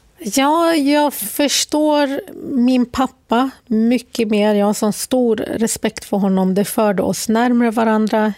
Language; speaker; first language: Swedish; early bilingual, other home language; Arabic